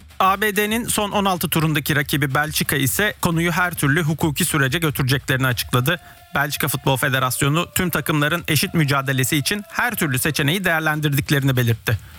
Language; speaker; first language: Turkish; early bilingual, heritage; Turkish